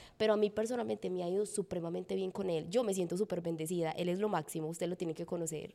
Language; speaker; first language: Spanish; native; Spanish